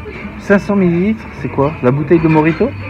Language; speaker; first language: French; native; French